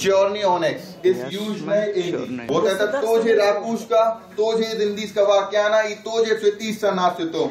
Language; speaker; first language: Russian; non-native, learner; Hindi